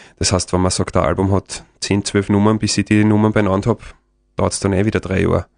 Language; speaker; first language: German; native; German